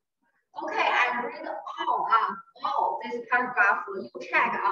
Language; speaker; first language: English; non-native, learner; Chinese